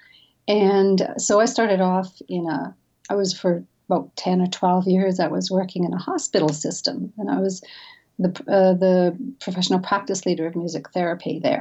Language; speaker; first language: English; native; English